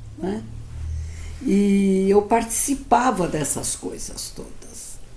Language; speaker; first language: Portuguese; early bilingual, other home language; Yiddish